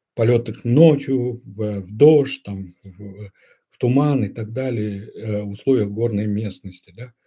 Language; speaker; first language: Russian; non-native, local second language; Kyrgyz